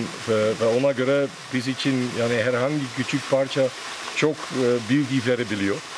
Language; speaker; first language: Turkish; non-native, fluent; Dutch